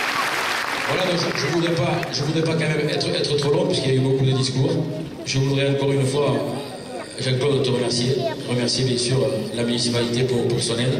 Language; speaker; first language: French; native; French